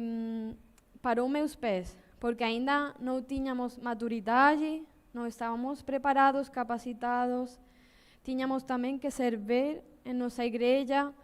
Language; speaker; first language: Portuguese; non-native, learner; Spanish